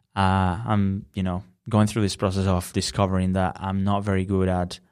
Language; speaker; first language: English; non-native, fluent; Spanish